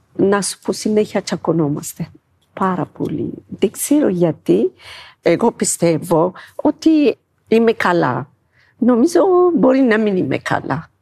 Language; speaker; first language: Greek; non-native, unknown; Amharic